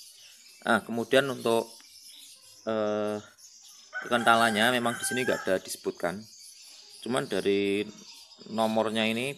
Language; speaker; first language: Indonesian; native; Indonesian